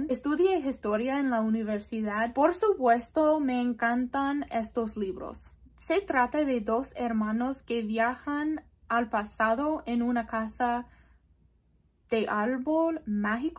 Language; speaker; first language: Spanish; non-native, learner; English